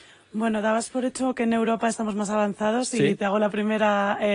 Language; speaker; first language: Spanish; native; Spanish